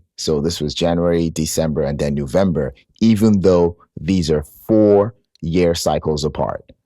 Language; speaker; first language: English; native; English